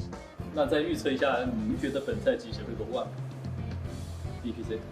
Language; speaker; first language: Chinese; native; Chinese